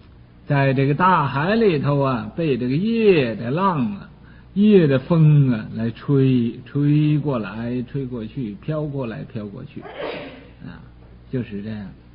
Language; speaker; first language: Chinese; native; Chinese